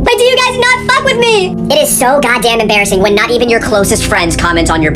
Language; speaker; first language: English; native; English